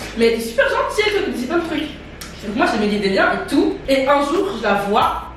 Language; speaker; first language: French; native; French